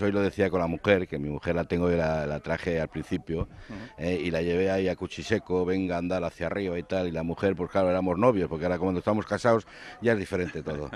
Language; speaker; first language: Spanish; native; Spanish